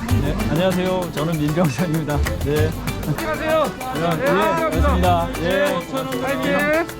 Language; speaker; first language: Korean; native; Korean